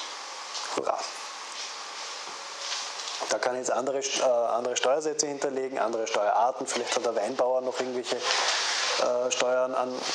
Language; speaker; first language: German; native; German